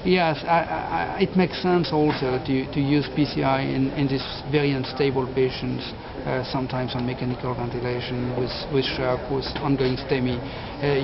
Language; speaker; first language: English; non-native, fluent; French